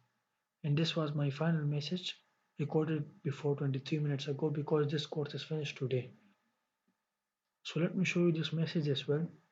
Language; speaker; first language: English; non-native, local second language; Urdu